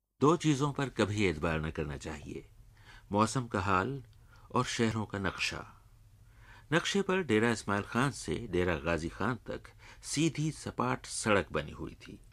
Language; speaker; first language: Urdu; native; Urdu